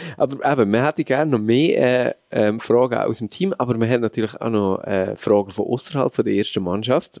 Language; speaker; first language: German; native; German